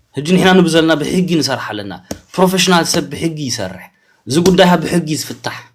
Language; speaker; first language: Tigrinya; early bilingual, heritage; Tigrinya